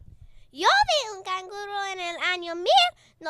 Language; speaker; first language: Spanish; non-native, learner; English